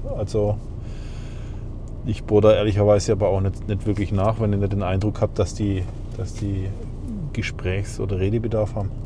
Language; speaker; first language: German; native; German